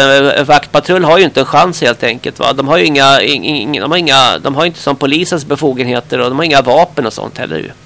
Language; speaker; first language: Swedish; native; Swedish